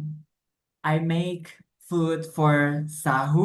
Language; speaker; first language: English; non-native, learner; Indonesian